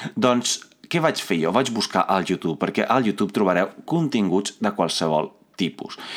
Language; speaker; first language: Catalan; non-native, fluent; Italian